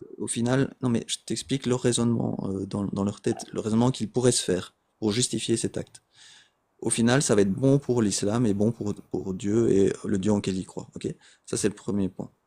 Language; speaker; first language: French; native; French